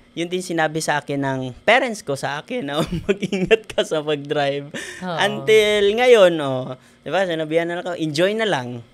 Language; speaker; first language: Filipino; non-native, local second language; Hiligaynon